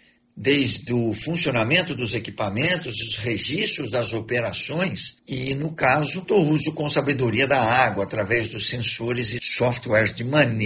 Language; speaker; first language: Portuguese; native; Portuguese